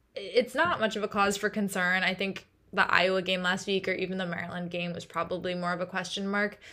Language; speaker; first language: English; native; English